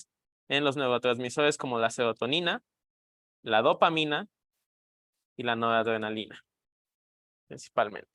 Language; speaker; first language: Spanish; native; Spanish